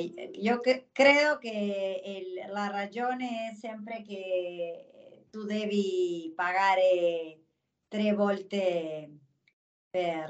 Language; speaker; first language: Italian; non-native, learner; Spanish